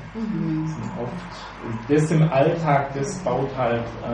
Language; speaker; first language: German; native; German